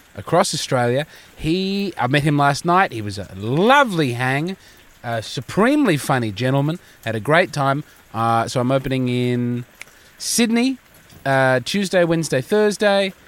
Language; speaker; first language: English; native; English